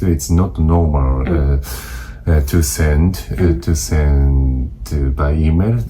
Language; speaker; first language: English; non-native, learner; Japanese